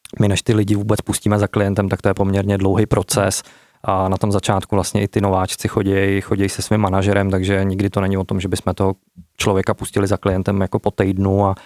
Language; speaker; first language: Czech; native; Czech